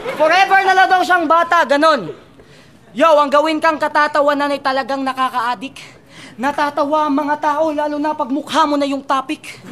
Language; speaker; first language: Filipino; non-native, local second language; Cebuano